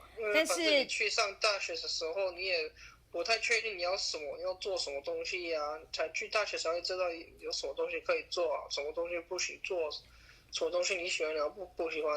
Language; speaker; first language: Chinese; early bilingual, heritage; English